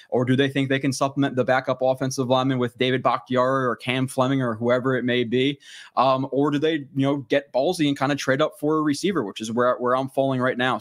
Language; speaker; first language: English; native; English